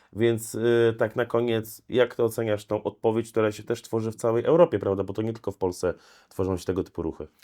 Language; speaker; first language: Polish; native; Polish